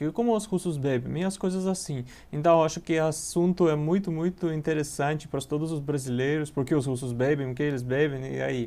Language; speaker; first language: Portuguese; non-native, learner; Russian